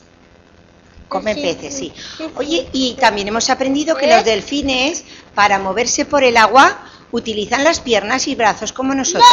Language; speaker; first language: Spanish; native; Spanish